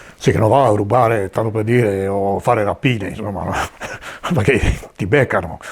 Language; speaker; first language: Italian; native; Italian